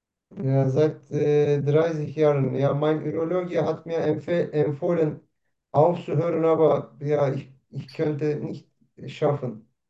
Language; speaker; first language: German; non-native, learner; Turkish